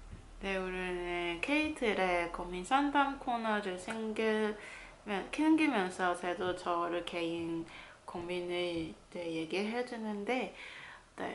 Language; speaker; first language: Korean; non-native, fluent; Cantonese